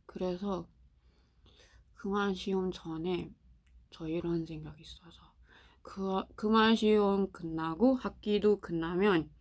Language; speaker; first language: Korean; non-native, learner; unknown